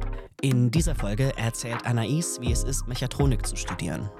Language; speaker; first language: German; native; German